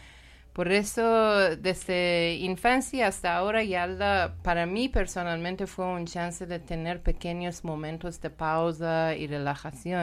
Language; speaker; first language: Spanish; non-native, learner; Persian